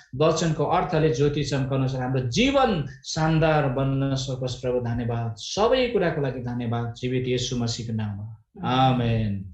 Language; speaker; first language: Nepali; native; Nepali